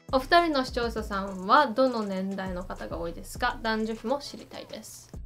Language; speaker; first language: Japanese; native; Japanese